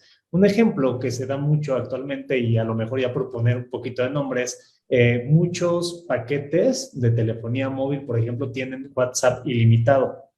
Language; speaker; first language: Spanish; native; Spanish